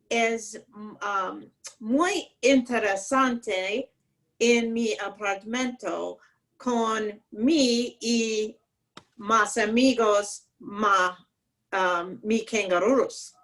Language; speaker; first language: Spanish; non-native, learner; English